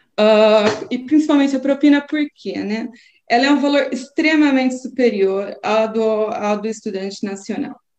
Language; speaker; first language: Portuguese; native; Portuguese